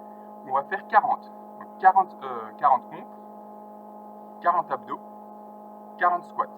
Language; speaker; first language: French; native; French